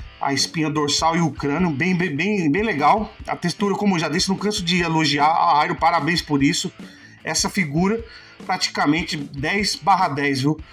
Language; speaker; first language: Portuguese; native; Portuguese